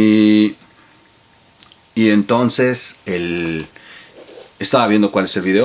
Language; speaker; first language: Spanish; native; Spanish